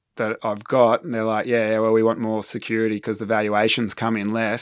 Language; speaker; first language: English; native; English